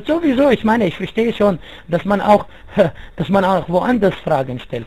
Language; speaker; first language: German; non-native, fluent; Arabic